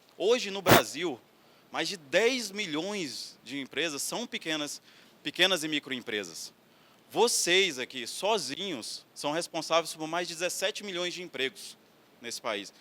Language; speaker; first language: Portuguese; native; Portuguese